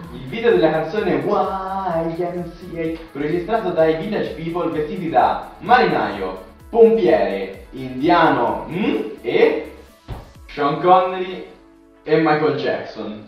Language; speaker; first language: Italian; native; Italian